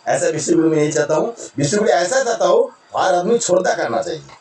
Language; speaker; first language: Hindi; non-native, local second language; Bangla